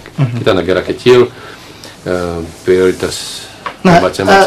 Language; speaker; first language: Indonesian; non-native, fluent; Slovak